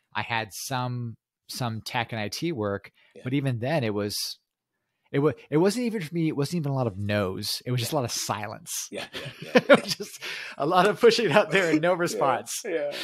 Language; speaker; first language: English; native; English